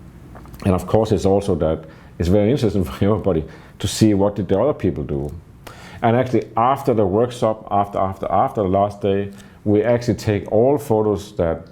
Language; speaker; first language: English; non-native, fluent; Danish